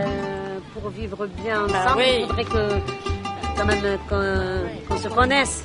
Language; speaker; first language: French; non-native, local second language; Arabic